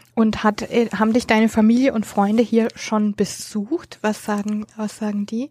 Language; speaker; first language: German; native; German